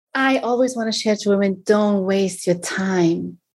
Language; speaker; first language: English; non-native, fluent; German